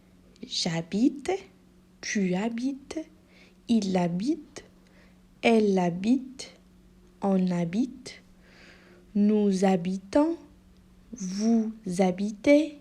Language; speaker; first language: French; non-native, local second language; Arabic